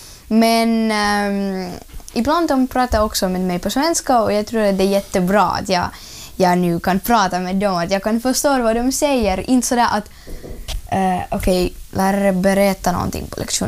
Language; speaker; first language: Swedish; non-native, learner; Russian